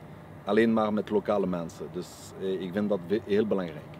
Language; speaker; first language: Dutch; non-native, local second language; French